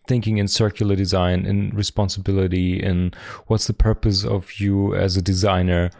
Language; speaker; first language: English; non-native, fluent; German